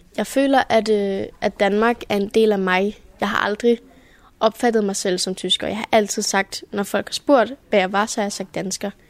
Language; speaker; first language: Danish; early bilingual, heritage; Danish